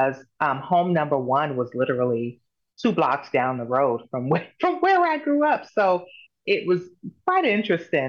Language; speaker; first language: English; native; English